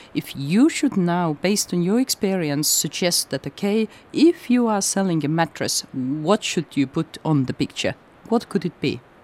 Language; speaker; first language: English; non-native, fluent; Estonian